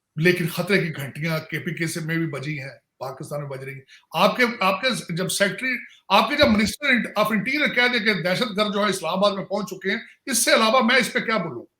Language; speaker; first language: Urdu; non-native, local second language; Punjabi